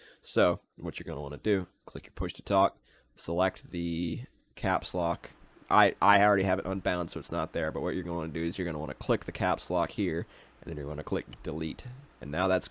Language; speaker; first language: English; native; English